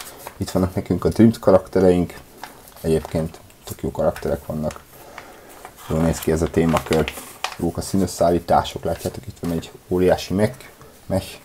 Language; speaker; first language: Hungarian; native; Hungarian